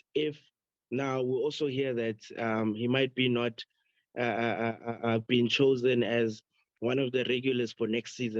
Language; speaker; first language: English; non-native, local second language; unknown